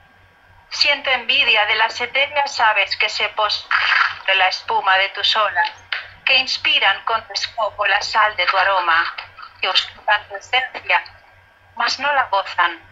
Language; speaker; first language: Spanish; native; Spanish